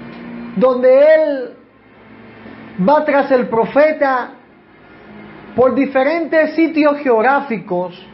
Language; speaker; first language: Spanish; native; Spanish